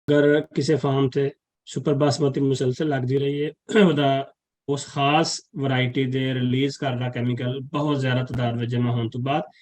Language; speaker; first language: Urdu; non-native, local second language; Punjabi